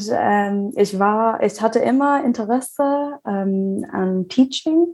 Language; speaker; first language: German; non-native, fluent; English